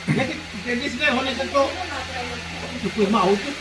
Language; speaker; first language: Hindi; non-native, local second language; Rongmei Naga